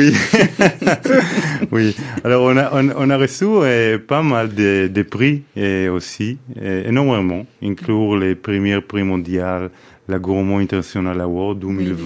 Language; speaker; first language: French; non-native, fluent; Hebrew